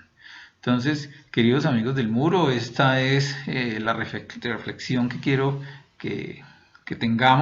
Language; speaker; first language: Spanish; native; Spanish